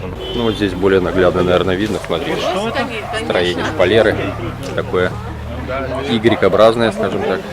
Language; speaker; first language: Russian; native; Russian